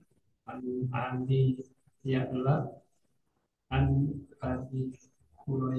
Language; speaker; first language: Arabic; non-native, learner; Indonesian